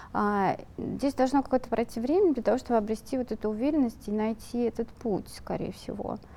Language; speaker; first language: Russian; native; Russian